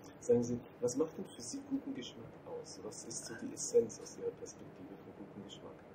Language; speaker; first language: German; native; German